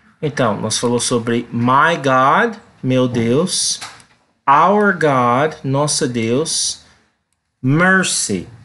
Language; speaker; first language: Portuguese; non-native, learner; English